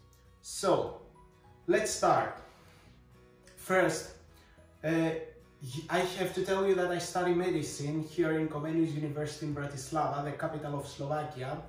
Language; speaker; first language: English; non-native, fluent; Greek